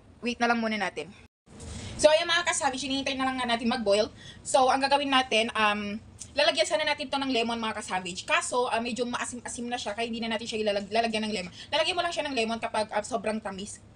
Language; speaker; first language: Filipino; non-native, local second language; Iloko